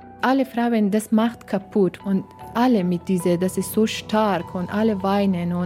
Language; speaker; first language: German; non-native, learner; Persian